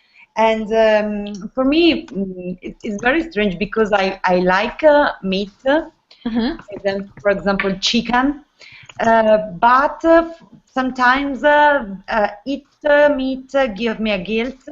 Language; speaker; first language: English; non-native, learner; Italian